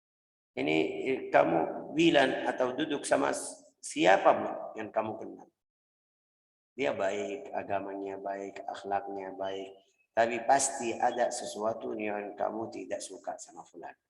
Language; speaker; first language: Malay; non-native, fluent; Arabic